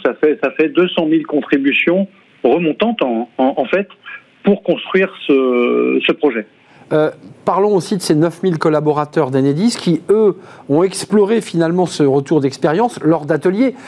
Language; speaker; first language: French; native; French